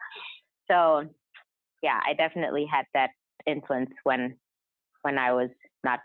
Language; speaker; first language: English; non-native, fluent; German